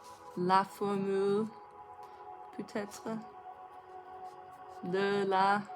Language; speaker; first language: French; non-native, learner; English